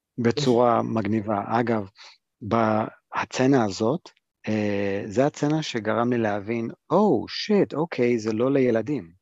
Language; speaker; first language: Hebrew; early bilingual, other home language; English